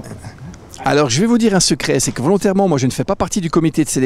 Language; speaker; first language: French; native; French